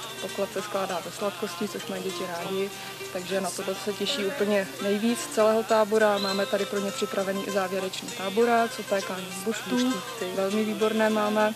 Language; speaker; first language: Czech; native; Czech